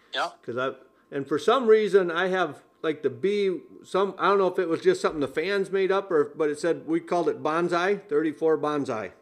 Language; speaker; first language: English; native; English